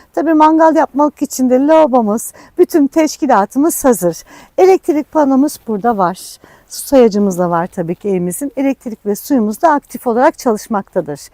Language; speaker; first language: Turkish; native; Turkish